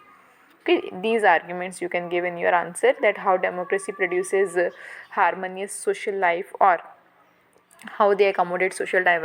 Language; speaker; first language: English; non-native, local second language; Hindi